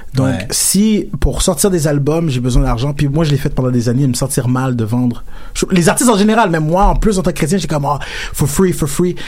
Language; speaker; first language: French; native; French